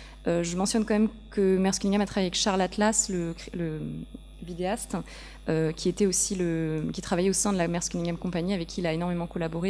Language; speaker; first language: French; native; French